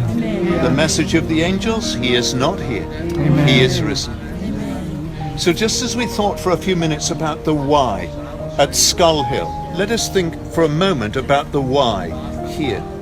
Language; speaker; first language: English; native; English